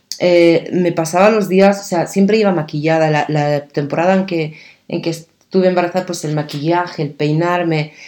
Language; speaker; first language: Spanish; early bilingual, other home language; Arabic